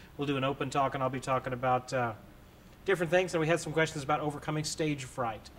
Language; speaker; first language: English; native; English